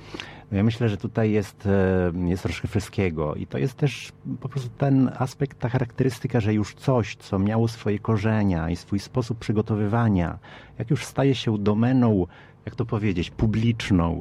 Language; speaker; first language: Polish; early bilingual, heritage; Polish